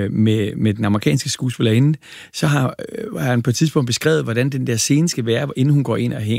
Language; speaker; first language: Danish; native; Danish